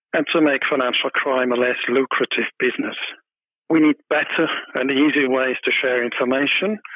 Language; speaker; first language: English; non-native, fluent; German